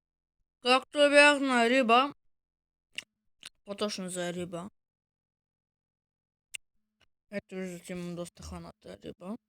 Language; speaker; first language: Bulgarian; native; Bulgarian